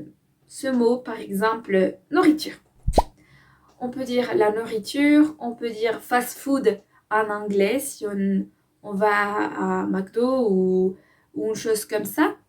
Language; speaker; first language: French; non-native, fluent; Spanish